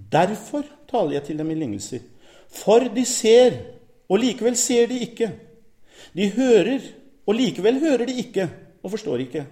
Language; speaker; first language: Norwegian; native; Norwegian